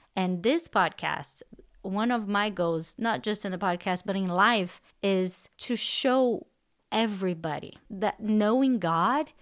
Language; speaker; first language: English; non-native, fluent; Portuguese